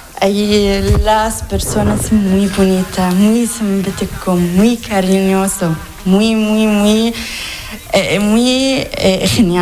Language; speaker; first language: Spanish; non-native, learner; Arabic